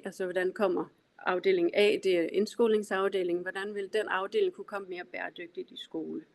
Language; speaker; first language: Danish; native; Danish